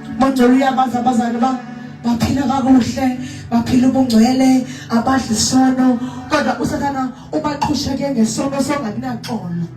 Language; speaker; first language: Zulu; non-native, local second language; Xhosa